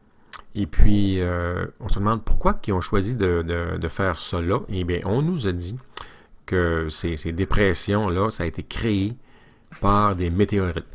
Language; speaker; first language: French; native; French